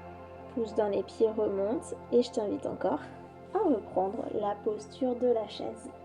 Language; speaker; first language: French; native; French